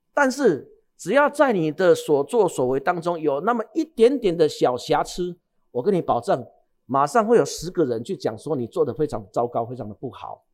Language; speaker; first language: Chinese; native; Chinese